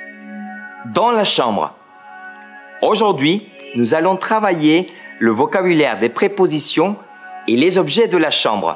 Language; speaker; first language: French; non-native, fluent; Spanish